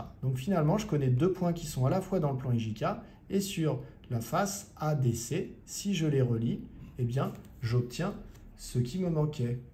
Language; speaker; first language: French; native; French